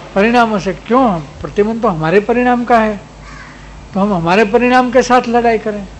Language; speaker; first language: Hindi; non-native, local second language; Gujarati